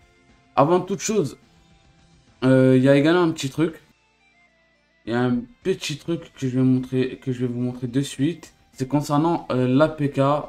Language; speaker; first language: French; native; French